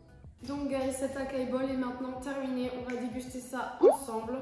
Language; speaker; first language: French; native; French